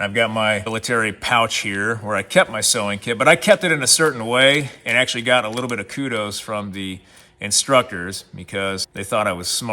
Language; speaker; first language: English; native; English